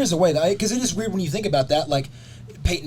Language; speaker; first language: English; native; English